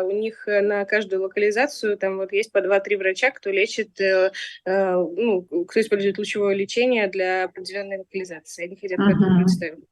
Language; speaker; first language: Russian; native; Russian